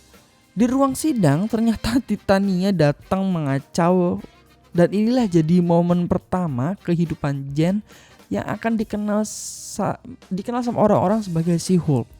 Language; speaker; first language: Indonesian; native; Indonesian